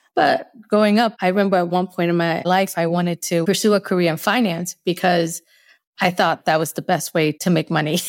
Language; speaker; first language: English; early bilingual, other home language; Spanish